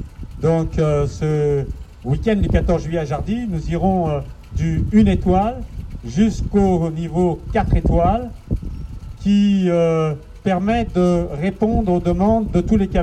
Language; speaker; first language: French; native; French